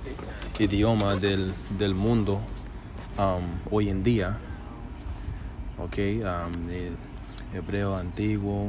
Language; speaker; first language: Spanish; non-native, learner; English